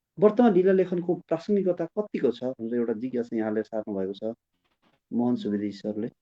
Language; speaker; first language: Nepali; native; Nepali